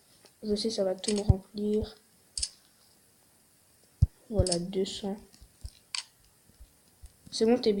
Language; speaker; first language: French; native; French